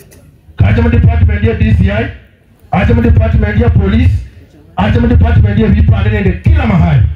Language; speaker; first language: Swahili; non-native, local second language; Luyia